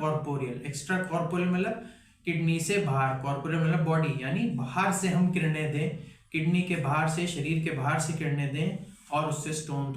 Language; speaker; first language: Hindi; native; Hindi